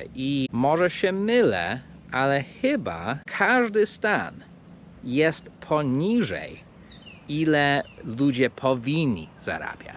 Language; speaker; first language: Polish; non-native, fluent; English